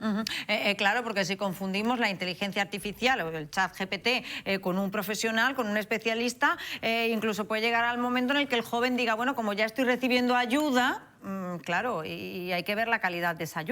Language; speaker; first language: Spanish; native; Spanish